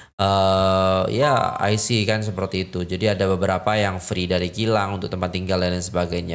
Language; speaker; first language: Indonesian; native; Indonesian